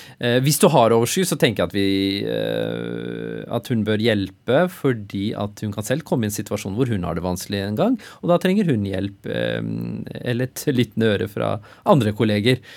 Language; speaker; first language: Norwegian; early bilingual, other home language; Urdu